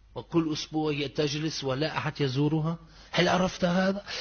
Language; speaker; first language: Arabic; non-native, fluent; German